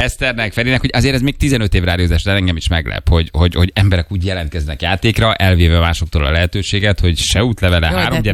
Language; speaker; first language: Hungarian; native; Hungarian